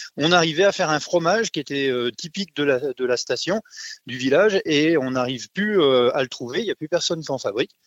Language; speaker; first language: French; native; French